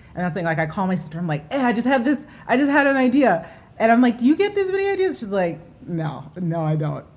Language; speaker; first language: English; early bilingual, other home language; Yoruba